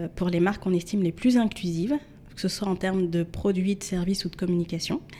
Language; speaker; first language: French; native; French